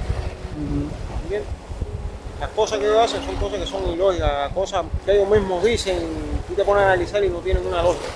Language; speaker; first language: Spanish; native; Spanish